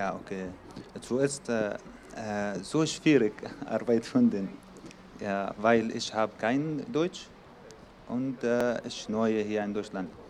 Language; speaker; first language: German; non-native, learner; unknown